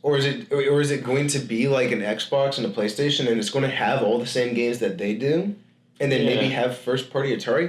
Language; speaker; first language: English; native; English